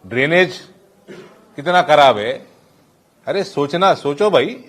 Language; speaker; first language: Hindi; non-native, local second language; Telugu